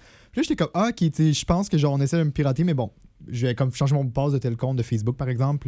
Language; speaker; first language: French; native; French